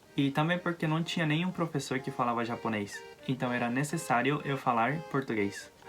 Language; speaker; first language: Portuguese; non-native, fluent; Japanese